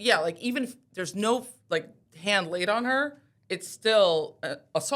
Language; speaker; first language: English; native; English